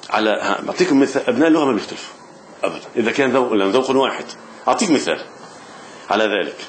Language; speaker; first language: Arabic; native; Arabic